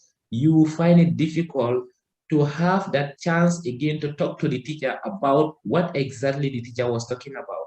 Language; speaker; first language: English; non-native, learner; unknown